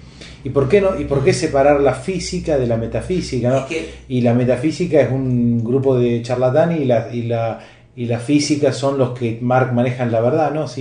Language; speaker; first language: Spanish; native; Spanish